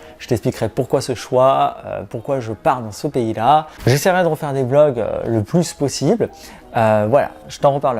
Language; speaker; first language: French; native; French